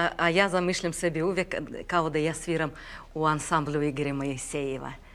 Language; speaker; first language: Serbian; non-native, fluent; Russian